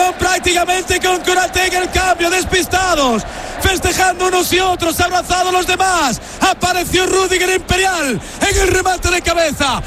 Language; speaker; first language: Spanish; native; Spanish